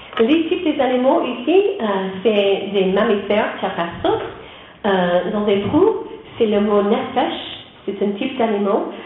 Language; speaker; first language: French; non-native, learner; English